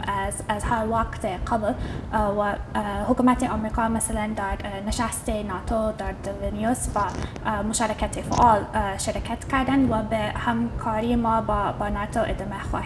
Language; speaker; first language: Persian; non-native, fluent; English